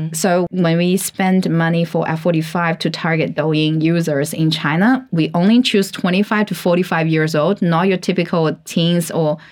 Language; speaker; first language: English; non-native, fluent; Chinese